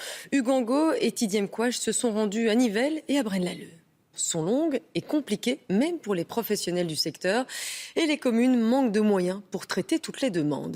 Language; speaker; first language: French; native; French